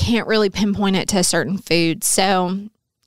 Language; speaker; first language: English; native; English